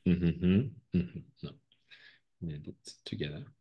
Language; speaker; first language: English; non-native, fluent; French